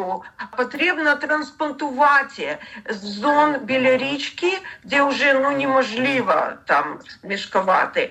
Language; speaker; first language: Ukrainian; non-native, learner; Russian